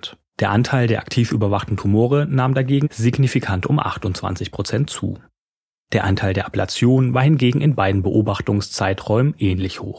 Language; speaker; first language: German; native; German